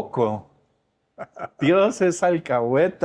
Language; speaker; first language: Spanish; native; Spanish